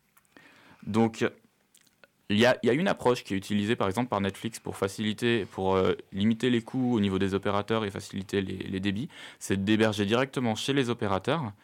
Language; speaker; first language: French; native; French